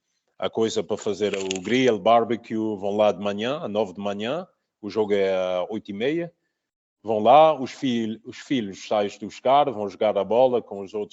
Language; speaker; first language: Portuguese; early bilingual, heritage; Portuguese